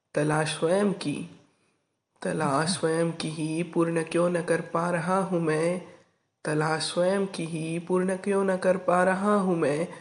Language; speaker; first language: Hindi; non-native, local second language; Marathi